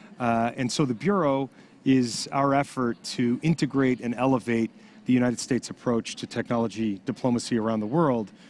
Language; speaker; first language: English; native; English